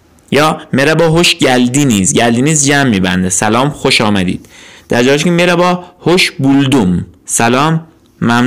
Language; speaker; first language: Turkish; non-native, fluent; Persian